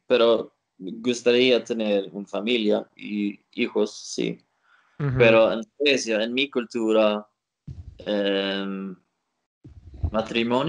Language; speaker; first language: Spanish; non-native, learner; Swedish